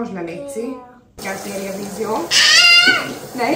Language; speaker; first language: Hungarian; native; Hungarian